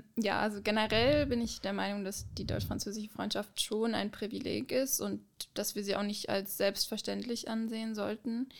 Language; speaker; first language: German; native; German